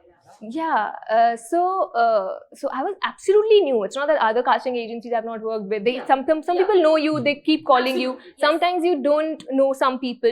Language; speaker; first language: English; non-native, local second language; Hindi